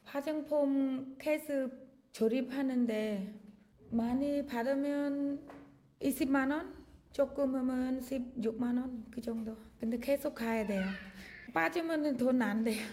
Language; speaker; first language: Korean; non-native, learner; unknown